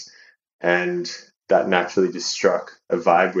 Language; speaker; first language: English; native; English